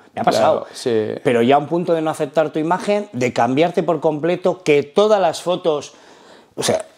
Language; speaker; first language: Spanish; non-native, fluent; Arabic